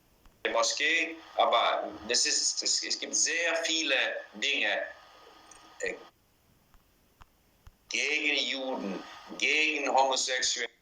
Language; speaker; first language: German; non-native, fluent; English